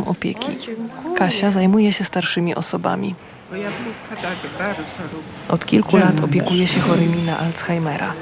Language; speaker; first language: Polish; native; Polish